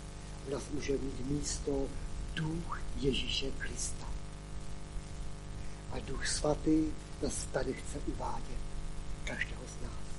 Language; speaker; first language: Czech; non-native, local second language; Polish